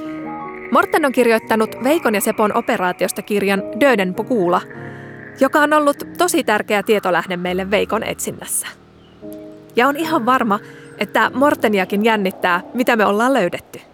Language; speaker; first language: Finnish; native; Finnish